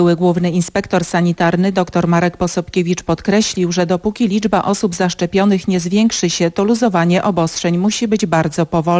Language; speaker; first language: Polish; native; Polish